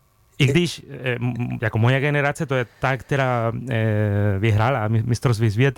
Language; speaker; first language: Czech; non-native, fluent; Spanish